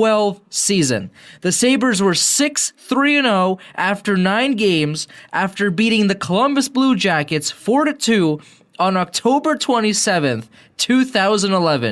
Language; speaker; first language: English; native; English